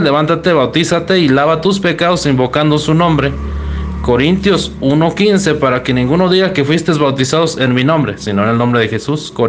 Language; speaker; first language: Spanish; native; Spanish